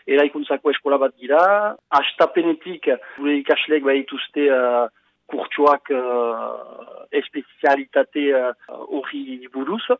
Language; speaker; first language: Basque; non-native, local second language; French